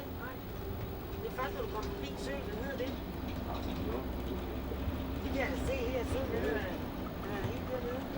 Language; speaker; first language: Danish; native; Danish